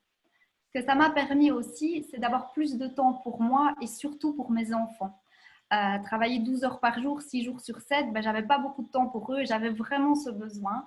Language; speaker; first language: French; native; French